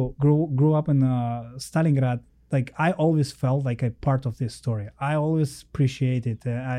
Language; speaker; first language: English; non-native, learner; Russian